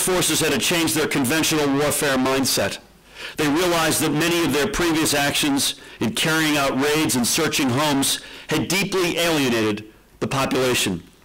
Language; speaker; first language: English; native; English